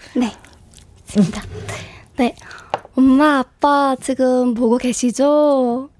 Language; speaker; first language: Korean; non-native, fluent; English